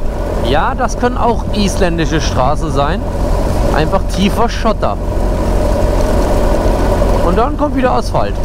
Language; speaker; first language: German; native; German